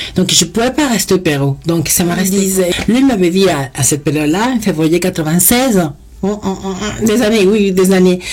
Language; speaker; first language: French; non-native, fluent; Spanish